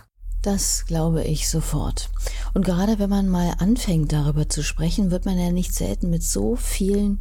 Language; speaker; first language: German; native; German